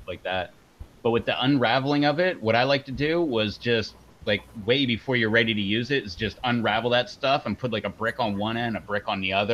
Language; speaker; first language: English; native; English